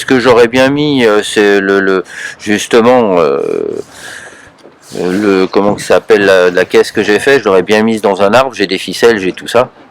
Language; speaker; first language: French; native; French